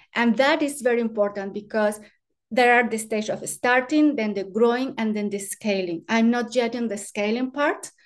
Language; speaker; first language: English; non-native, fluent; Spanish